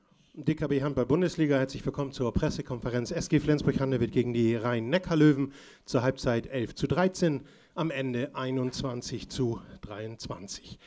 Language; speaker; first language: German; native; German